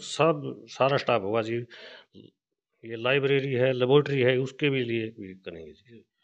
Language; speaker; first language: Hindi; native; Hindi